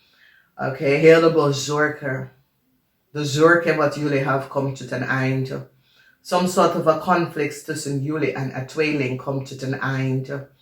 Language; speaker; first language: Dutch; non-native, learner; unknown